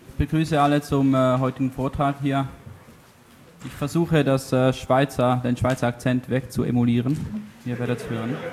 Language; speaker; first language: German; early bilingual, other home language; Italian